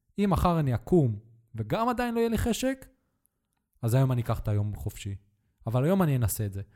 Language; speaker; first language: Hebrew; native; Hebrew